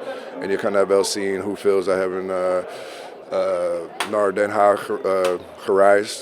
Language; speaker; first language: Dutch; non-native, learner; English